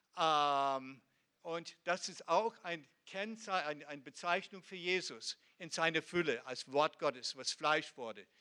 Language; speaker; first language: German; non-native, fluent; Hebrew